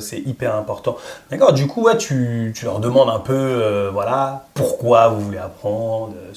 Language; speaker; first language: French; native; French